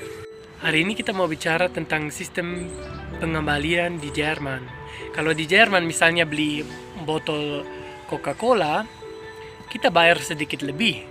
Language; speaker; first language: Indonesian; non-native, fluent; German